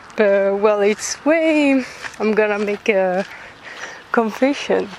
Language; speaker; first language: English; non-native, fluent; French